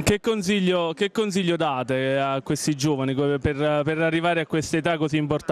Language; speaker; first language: Italian; native; Italian